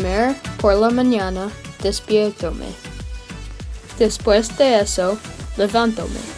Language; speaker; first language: Spanish; non-native, learner; English